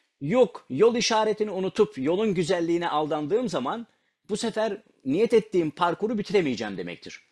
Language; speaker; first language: Turkish; non-native, local second language; Kurdish